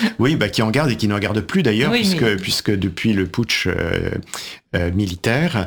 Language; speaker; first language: French; native; French